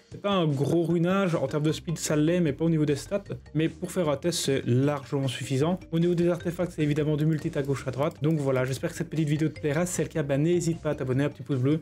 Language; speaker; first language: French; native; French